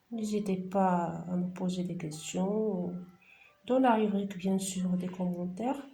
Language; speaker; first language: French; non-native, local second language; Arabic